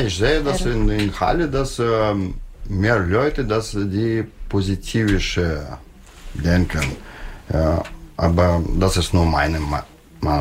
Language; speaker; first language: German; non-native, learner; Russian